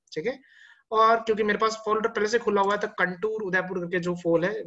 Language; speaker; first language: Hindi; native; Hindi